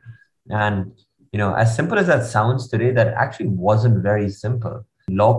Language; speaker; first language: English; non-native, local second language; Hindi